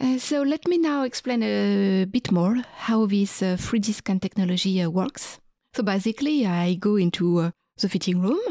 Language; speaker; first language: English; non-native, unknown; French